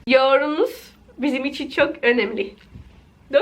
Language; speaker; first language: Turkish; non-native, fluent; Portuguese